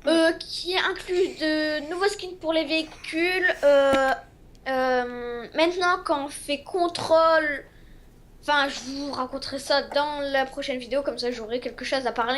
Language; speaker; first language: French; native; French